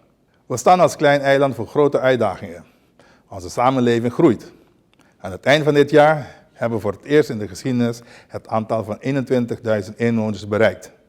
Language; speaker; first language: Dutch; non-native, local second language; Papiamento